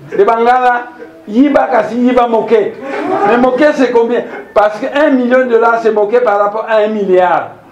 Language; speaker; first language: French; non-native, local second language; Kongo